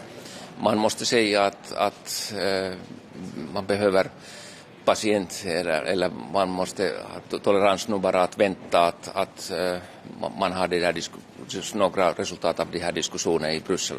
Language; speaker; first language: Swedish; non-native, local second language; Finnish